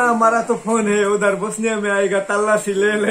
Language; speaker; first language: Hindi; non-native, learner; Bangla